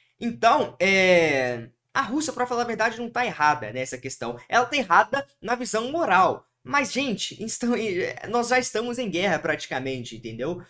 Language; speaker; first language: Portuguese; early bilingual, heritage; Portuguese